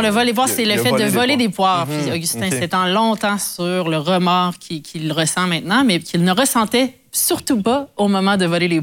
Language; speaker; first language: French; native; French